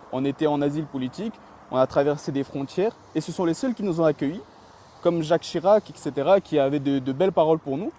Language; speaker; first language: French; early bilingual, other home language; Chechen